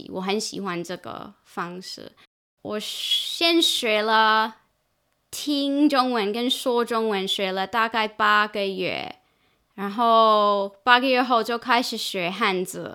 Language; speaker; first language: Chinese; non-native, fluent; English